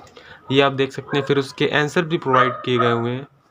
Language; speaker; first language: Hindi; native; Hindi